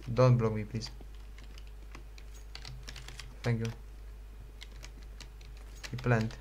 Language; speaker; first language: English; non-native, learner; Romanian